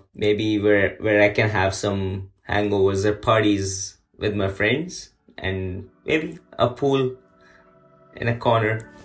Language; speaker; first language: English; non-native, local second language; Urdu